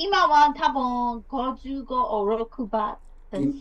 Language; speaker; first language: Japanese; non-native, learner; Burmese